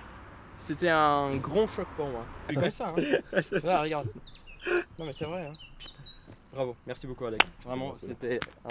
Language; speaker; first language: French; non-native, fluent; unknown